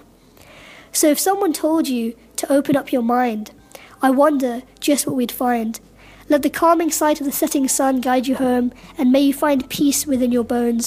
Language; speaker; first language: English; native; English